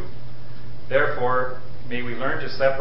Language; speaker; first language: English; native; English